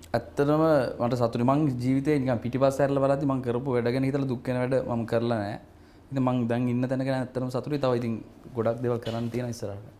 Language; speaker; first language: Sinhala; native; Sinhala